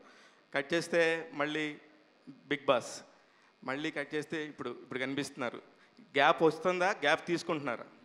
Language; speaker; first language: Telugu; native; Telugu